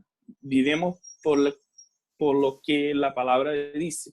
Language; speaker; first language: Spanish; non-native, fluent; Portuguese